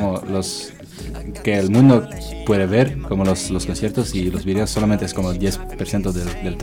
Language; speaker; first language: Spanish; early bilingual, heritage; Spanish